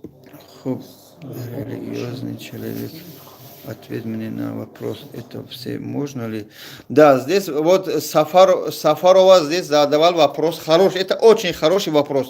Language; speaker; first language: Russian; non-native, learner; Tajik